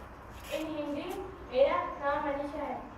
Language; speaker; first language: Hindi; non-native, local second language; Telugu